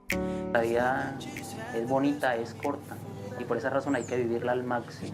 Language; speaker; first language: Spanish; native; Spanish